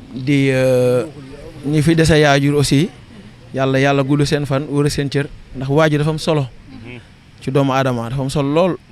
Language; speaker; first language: Wolof; non-native, local second language; Serer